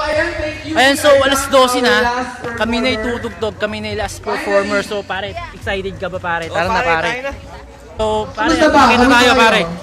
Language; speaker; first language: Filipino; native; Filipino